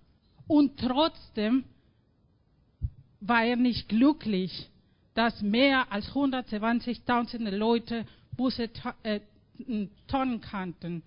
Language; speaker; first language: German; non-native, fluent; Spanish